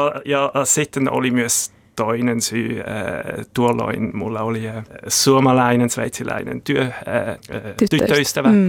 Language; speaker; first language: Finnish; non-native, learner; German